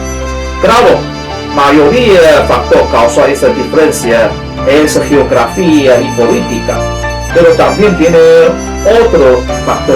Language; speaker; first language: Spanish; non-native, learner; Chinese